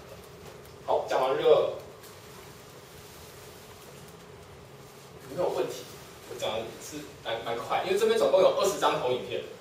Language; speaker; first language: Chinese; native; Chinese